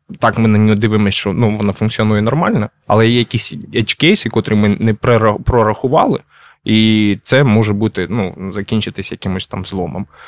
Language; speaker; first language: Ukrainian; non-native, local second language; Russian